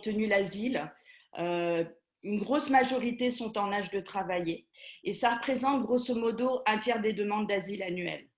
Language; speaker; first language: French; native; French